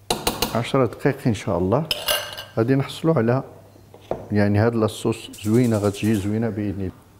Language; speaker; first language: Arabic; native; Arabic